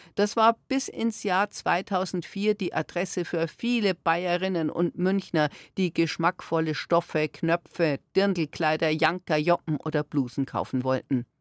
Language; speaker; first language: German; native; German